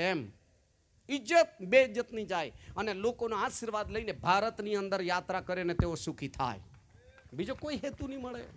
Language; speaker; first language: Gujarati; non-native, local second language; Kukna